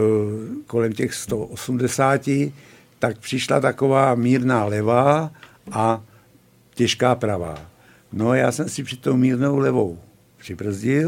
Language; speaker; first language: Czech; native; Czech